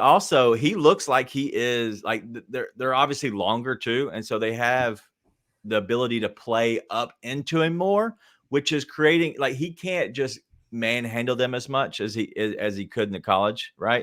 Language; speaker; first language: English; native; English